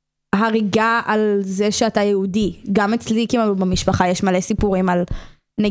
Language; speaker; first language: Hebrew; native; Hebrew